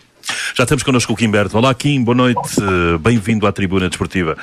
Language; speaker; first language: Portuguese; native; Portuguese